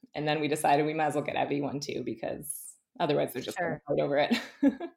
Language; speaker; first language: English; native; English